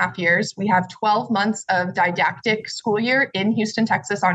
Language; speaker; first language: English; native; English